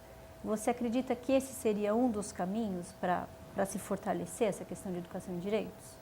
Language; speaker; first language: Portuguese; native; Portuguese